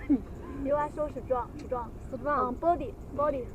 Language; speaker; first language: English; non-native, learner; Chinese